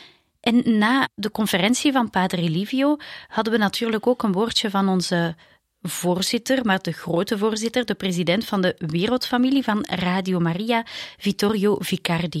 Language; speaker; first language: Dutch; native; Dutch